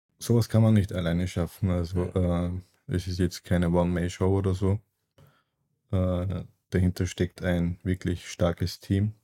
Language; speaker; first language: German; early bilingual, other home language; Turkish